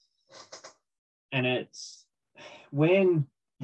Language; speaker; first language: English; native; English